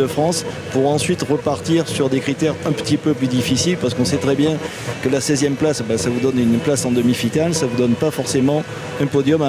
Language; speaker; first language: French; native; French